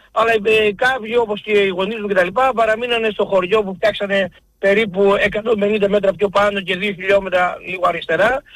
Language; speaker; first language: Greek; native; Greek